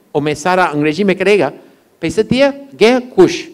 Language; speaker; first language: Hindi; non-native, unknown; English